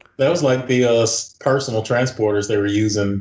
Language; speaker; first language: English; native; English